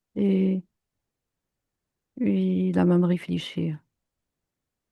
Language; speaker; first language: French; native; French